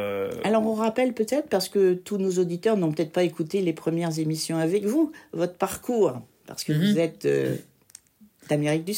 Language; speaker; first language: French; native; French